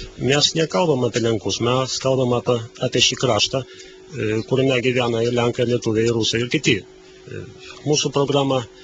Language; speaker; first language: Lithuanian; non-native, local second language; Polish